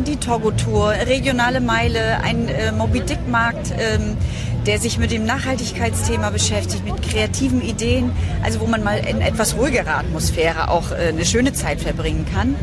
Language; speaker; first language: German; native; German